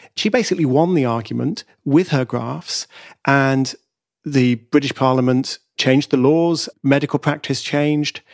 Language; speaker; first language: English; native; English